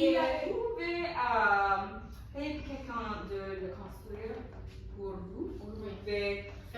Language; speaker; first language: French; non-native, local second language; English